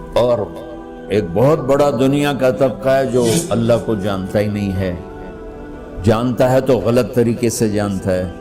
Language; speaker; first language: Urdu; non-native, local second language; Punjabi